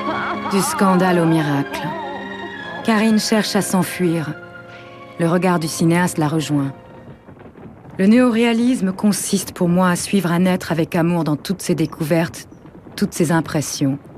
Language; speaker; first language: French; native; French